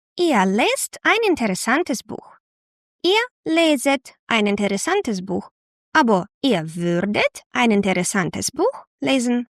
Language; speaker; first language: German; non-native, fluent; Ukrainian